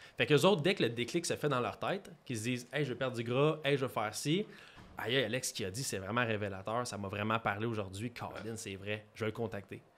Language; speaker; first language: French; native; French